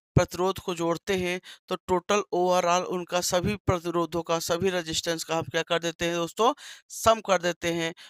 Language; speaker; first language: Hindi; native; Hindi